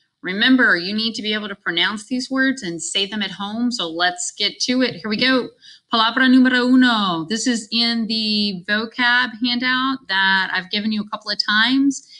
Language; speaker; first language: English; native; English